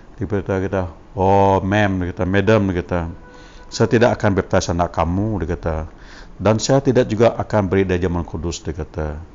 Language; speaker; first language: Malay; non-native, local second language; Iban